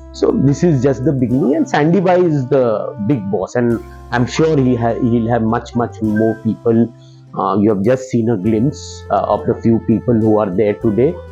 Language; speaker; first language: English; non-native, local second language; Bangla